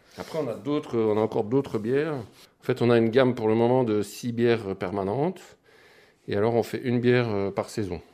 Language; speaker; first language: French; native; French